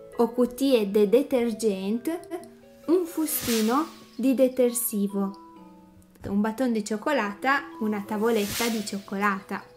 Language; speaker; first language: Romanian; non-native, fluent; Italian